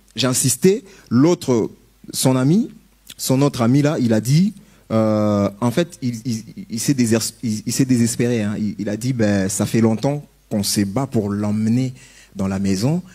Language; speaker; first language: French; non-native, local second language; Lingala